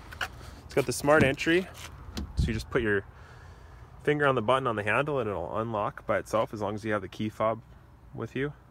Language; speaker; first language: English; native; English